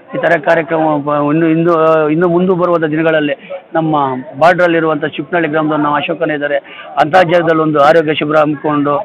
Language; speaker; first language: Kannada; native; Kannada